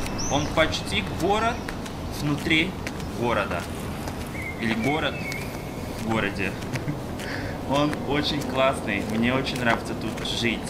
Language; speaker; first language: Russian; non-native, fluent; Portuguese